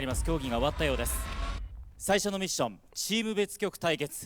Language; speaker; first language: Japanese; native; Japanese